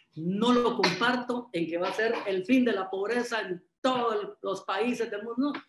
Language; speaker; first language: Spanish; native; Spanish